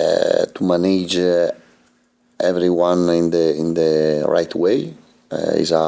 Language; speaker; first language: English; non-native, fluent; Italian